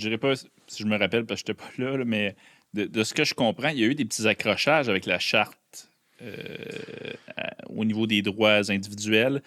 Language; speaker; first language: French; native; French